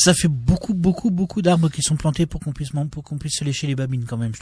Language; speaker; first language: French; native; French